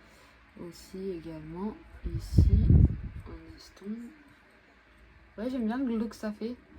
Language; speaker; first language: French; native; French